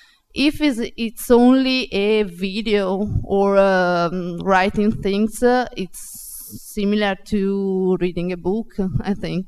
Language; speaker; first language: English; non-native, fluent; Italian